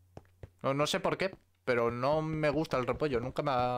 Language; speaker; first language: Spanish; native; Spanish